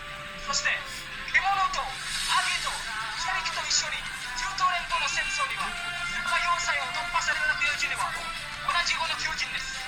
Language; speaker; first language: Japanese; non-native, learner; Indonesian